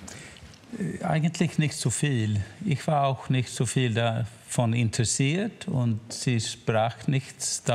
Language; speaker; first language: German; non-native, learner; Swedish